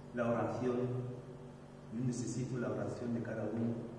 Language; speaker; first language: Spanish; non-native, fluent; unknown